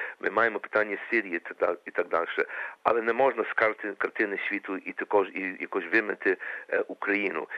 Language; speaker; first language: Ukrainian; early bilingual, heritage; Ukrainian